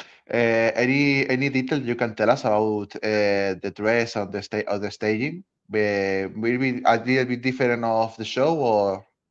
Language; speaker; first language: English; non-native, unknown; Spanish